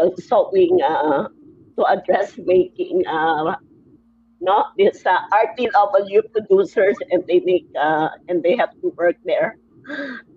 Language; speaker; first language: English; non-native, local second language; Filipino